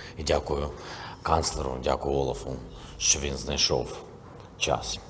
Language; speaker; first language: Ukrainian; non-native, local second language; Russian